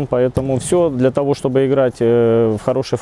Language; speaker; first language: Russian; native; Russian